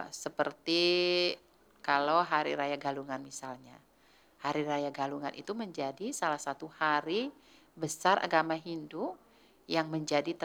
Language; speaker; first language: Indonesian; native; Indonesian